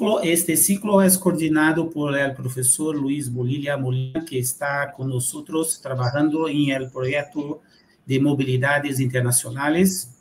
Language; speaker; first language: Spanish; non-native, fluent; Portuguese